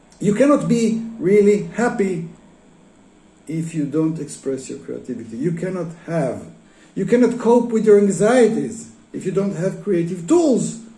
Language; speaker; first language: English; non-native, fluent; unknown